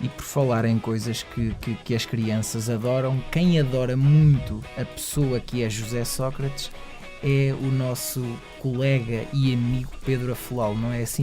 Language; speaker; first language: Portuguese; native; Portuguese